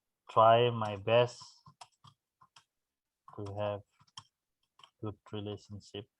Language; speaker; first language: English; non-native, fluent; Indonesian